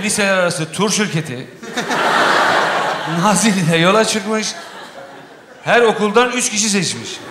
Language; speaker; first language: Turkish; native; Turkish